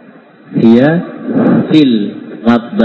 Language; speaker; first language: Arabic; non-native, fluent; Indonesian